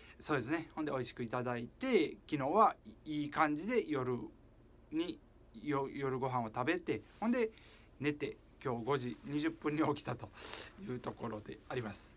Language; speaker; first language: Japanese; native; Japanese